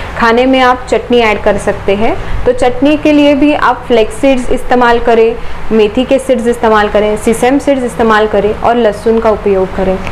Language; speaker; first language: Hindi; non-native, local second language; Marathi